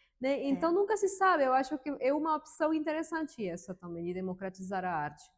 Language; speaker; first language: Portuguese; non-native, fluent; Spanish